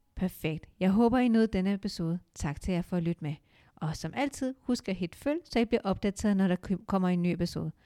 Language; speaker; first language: Danish; native; Danish